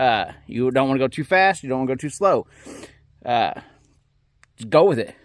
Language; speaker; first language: English; native; English